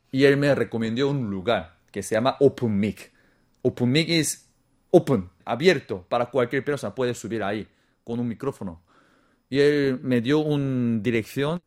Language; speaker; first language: Spanish; non-native, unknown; Korean